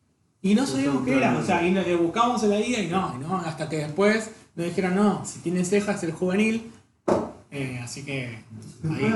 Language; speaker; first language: Spanish; native; Spanish